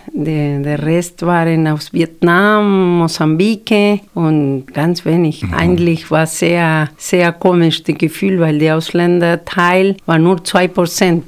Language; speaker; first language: German; non-native, fluent; Spanish